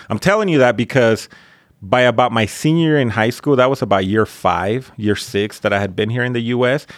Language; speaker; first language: English; early bilingual, other home language; Spanish